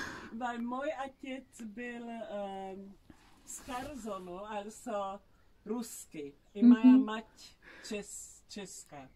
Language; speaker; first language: Russian; early bilingual, heritage; Czech